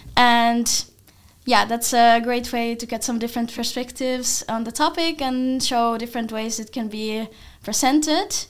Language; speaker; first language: English; non-native, fluent; Finnish